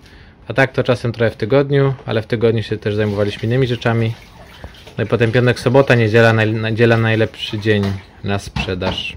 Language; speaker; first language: Polish; native; Polish